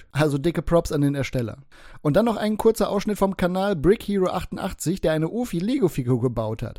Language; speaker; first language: German; native; German